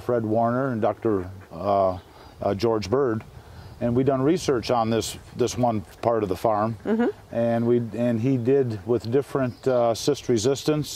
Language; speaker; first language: English; native; English